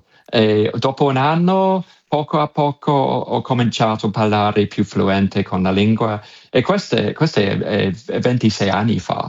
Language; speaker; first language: Italian; non-native, fluent; English